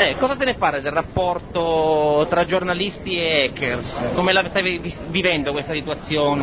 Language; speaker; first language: Italian; native; Italian